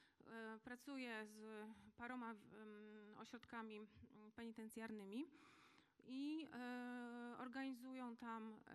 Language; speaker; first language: Polish; native; Polish